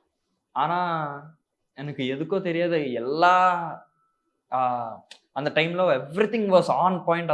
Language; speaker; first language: Tamil; non-native, learner; Telugu